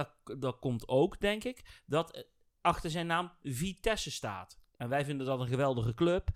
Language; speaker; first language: Dutch; native; Dutch